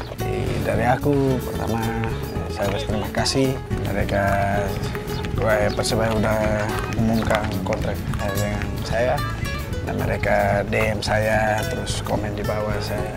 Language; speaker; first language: Indonesian; non-native, learner; Tetum